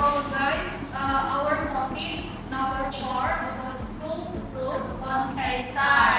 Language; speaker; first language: English; non-native, learner; Indonesian